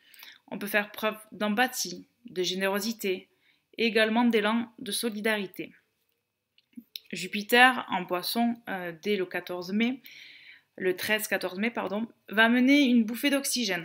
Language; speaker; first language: French; native; French